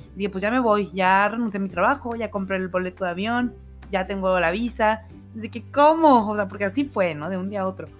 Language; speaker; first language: Spanish; native; Spanish